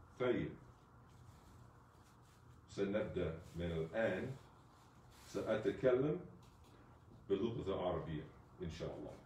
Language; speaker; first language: Arabic; non-native, fluent; English